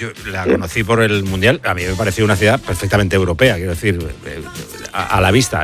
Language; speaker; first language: Spanish; native; Spanish